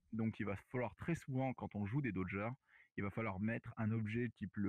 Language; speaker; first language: French; native; French